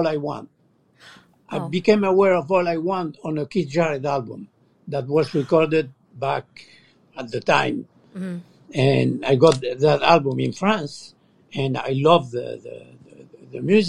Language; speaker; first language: English; non-native, fluent; French